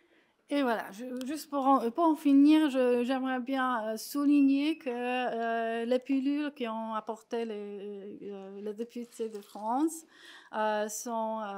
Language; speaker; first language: French; non-native, fluent; Polish